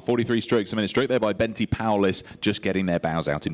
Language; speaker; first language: English; native; English